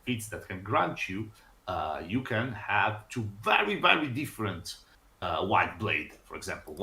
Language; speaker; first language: English; non-native, fluent; Italian